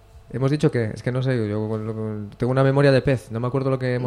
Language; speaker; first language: Spanish; native; Spanish